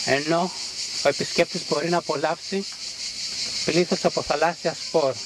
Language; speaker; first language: Greek; native; Greek